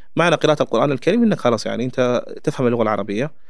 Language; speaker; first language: Arabic; non-native, local second language; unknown